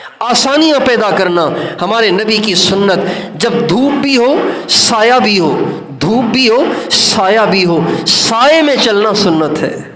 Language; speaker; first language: Urdu; non-native, local second language; Sindhi